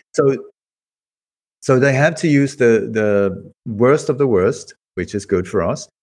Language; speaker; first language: English; early bilingual, other home language; Swedish